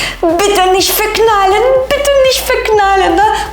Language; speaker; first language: German; non-native, fluent; Ukrainian